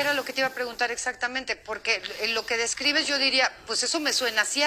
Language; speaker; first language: Spanish; native; Spanish